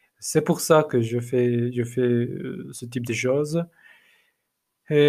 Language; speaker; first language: French; non-native, learner; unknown